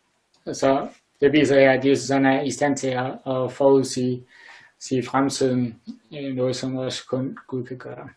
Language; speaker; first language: Danish; native; Danish